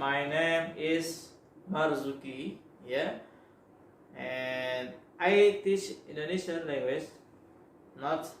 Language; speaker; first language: English; non-native, learner; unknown